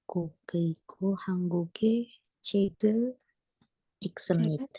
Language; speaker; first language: Korean; non-native, learner; Indonesian